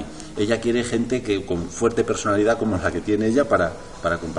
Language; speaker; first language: Spanish; native; Spanish